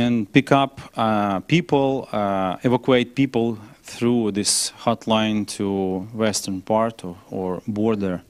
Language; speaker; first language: English; non-native, learner; Ukrainian